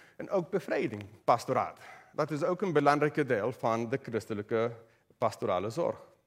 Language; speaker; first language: Dutch; non-native, fluent; Spanish